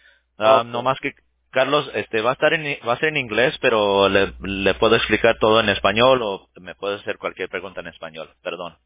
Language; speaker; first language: Spanish; early bilingual, heritage; English